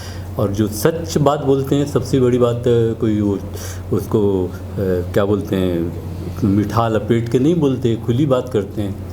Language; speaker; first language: Hindi; native; Hindi